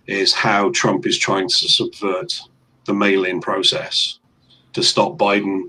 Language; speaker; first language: English; native; English